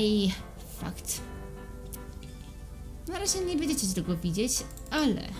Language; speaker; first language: Polish; native; Polish